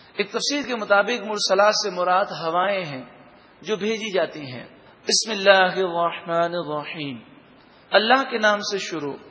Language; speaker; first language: Urdu; native; Urdu